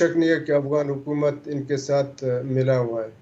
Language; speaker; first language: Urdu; non-native, local second language; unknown